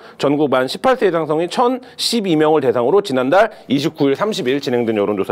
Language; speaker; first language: Korean; native; Korean